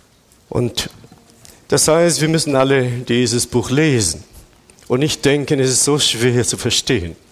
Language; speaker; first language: German; non-native, fluent; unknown